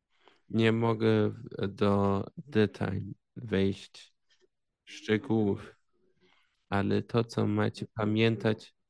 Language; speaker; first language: Polish; early bilingual, heritage; Polish